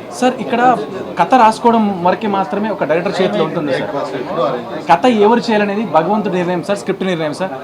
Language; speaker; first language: Telugu; native; Telugu